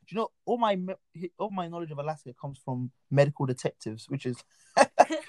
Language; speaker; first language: English; non-native, local second language; Yoruba